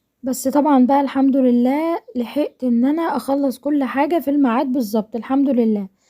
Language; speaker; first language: Arabic; native; Arabic